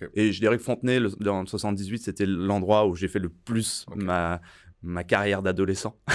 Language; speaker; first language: French; early bilingual, other home language; Persian